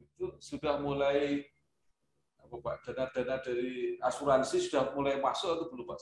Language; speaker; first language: Indonesian; native; Indonesian